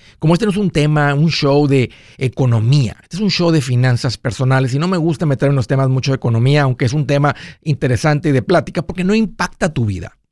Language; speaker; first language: Spanish; early bilingual, heritage; Spanish